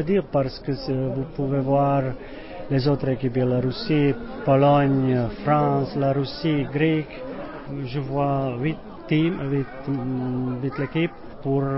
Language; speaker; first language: French; non-native, learner; Czech